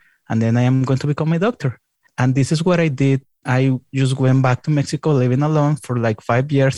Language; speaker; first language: English; non-native, fluent; Spanish